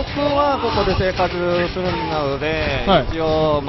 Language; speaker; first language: Japanese; non-native, fluent; Korean